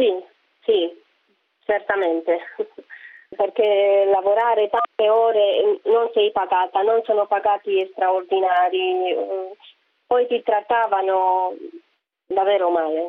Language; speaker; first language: Italian; non-native, fluent; Romanian